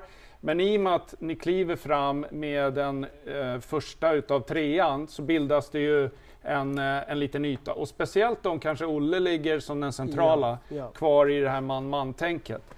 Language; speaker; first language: Swedish; native; Swedish